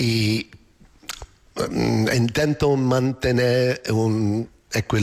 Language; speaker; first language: Spanish; non-native, fluent; English